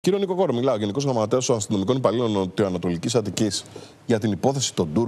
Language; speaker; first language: Greek; native; Greek